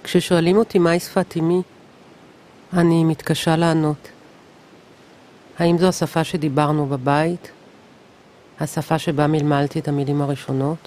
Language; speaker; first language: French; non-native, fluent; Hebrew